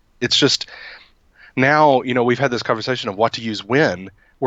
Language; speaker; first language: English; native; English